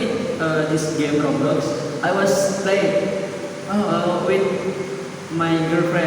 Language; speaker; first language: English; non-native, learner; Indonesian